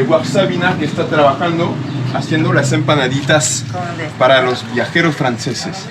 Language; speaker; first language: Spanish; non-native, fluent; French